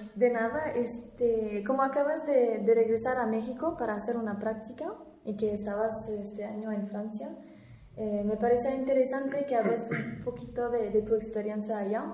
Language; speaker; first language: Spanish; non-native, fluent; French